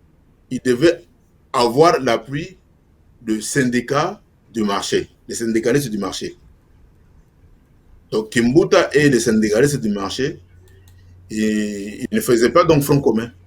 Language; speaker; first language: French; non-native, local second language; Lingala